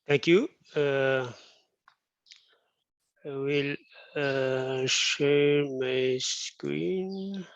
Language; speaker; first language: English; non-native, fluent; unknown